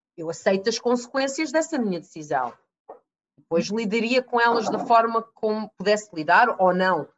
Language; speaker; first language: Portuguese; early bilingual, other home language; English